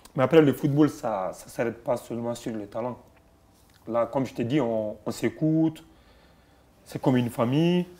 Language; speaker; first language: French; non-native, local second language; Bambara